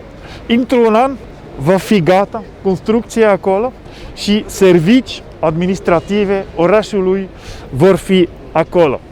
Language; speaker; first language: Romanian; non-native, learner; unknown